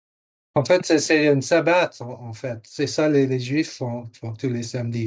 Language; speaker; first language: French; non-native, fluent; English